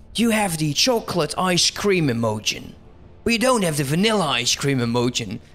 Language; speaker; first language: English; non-native, fluent; Dutch